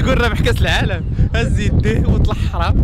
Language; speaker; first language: Arabic; native; Arabic